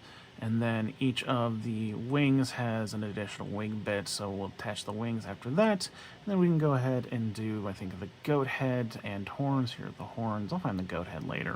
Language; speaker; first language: English; native; English